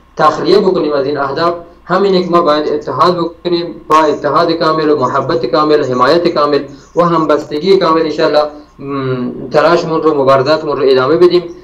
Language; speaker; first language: Persian; non-native, local second language; Baluchi